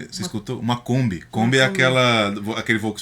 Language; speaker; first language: Portuguese; native; Portuguese